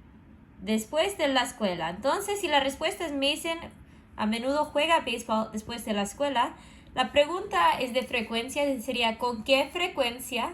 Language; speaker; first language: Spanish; non-native, fluent; English